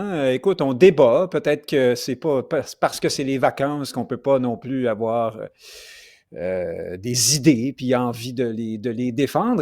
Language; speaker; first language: French; native; French